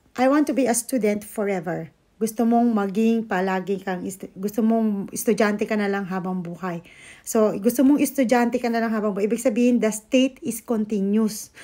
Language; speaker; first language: Filipino; native; Filipino